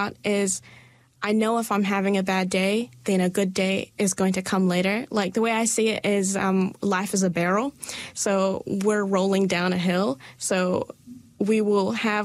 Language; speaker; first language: English; non-native, local second language; Malay